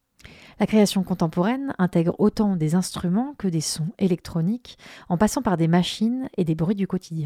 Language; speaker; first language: French; native; French